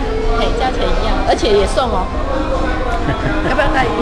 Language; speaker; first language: Chinese; native; Chinese